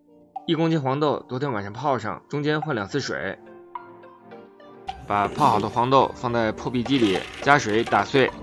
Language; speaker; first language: Chinese; native; Chinese